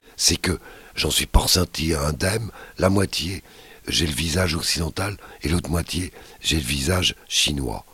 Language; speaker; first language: French; native; French